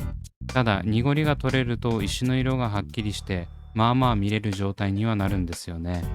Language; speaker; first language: Japanese; native; Japanese